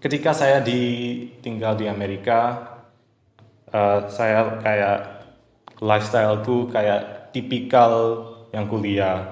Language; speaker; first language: Indonesian; early bilingual, heritage; English